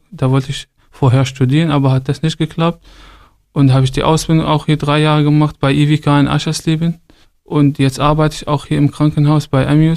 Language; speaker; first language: German; non-native, fluent; Arabic